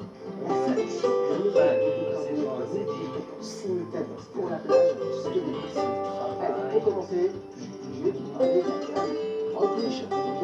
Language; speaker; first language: French; native; French